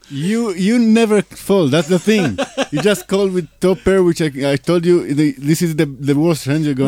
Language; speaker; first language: English; non-native, fluent; Hebrew